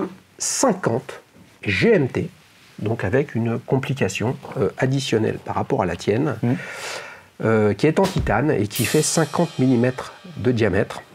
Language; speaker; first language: French; native; French